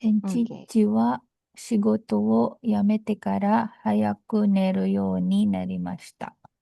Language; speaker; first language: Japanese; non-native, learner; Filipino